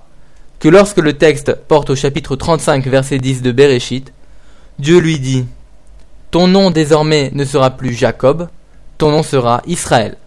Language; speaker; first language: French; native; French